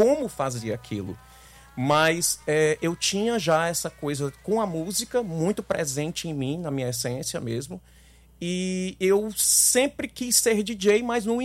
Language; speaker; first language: Portuguese; native; Portuguese